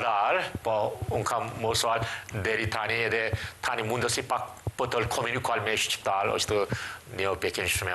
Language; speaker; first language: Albanian; non-native, learner; Korean